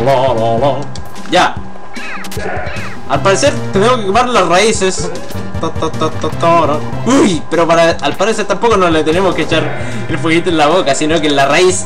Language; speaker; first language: Spanish; native; Spanish